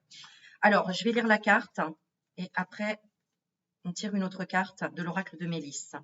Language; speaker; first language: French; native; French